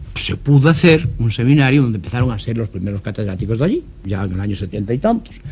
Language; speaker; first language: Spanish; non-native, local second language; Galician